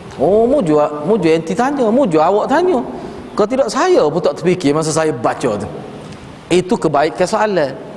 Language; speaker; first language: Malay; native; Malay